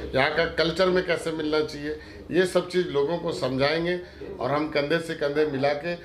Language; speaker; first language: Hindi; native; Hindi